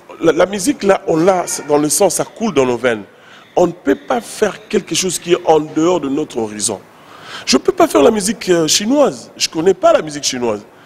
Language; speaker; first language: French; non-native, local second language; Lingala